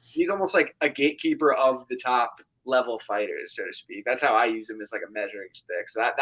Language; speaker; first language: English; native; English